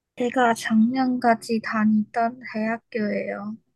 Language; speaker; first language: Korean; non-native, learner; Chinese